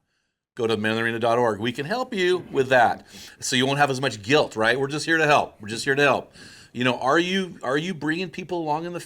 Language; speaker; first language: English; native; English